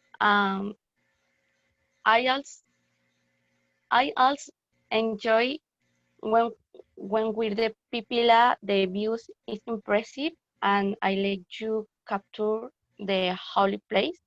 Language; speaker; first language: English; non-native, learner; Spanish